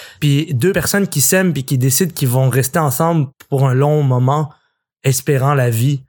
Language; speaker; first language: French; early bilingual, other home language; Arabic